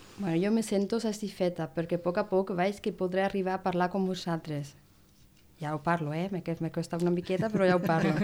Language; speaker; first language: Catalan; non-native, learner; Spanish